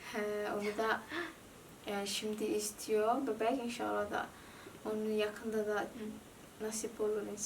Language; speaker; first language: Turkish; non-native, learner; Indonesian